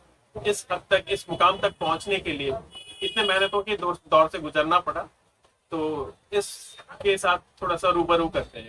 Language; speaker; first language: Hindi; native; Hindi